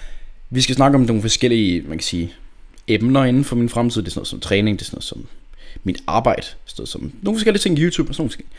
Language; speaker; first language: Danish; native; Danish